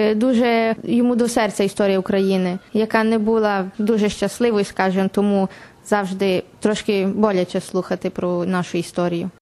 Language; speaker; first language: Ukrainian; native; Ukrainian